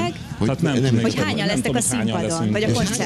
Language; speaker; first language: Hungarian; native; Hungarian